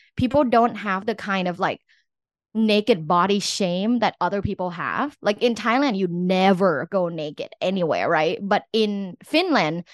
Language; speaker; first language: English; non-native, fluent; Thai